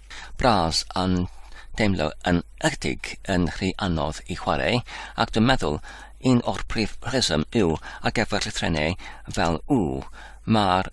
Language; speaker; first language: Welsh; non-native, learner; Polish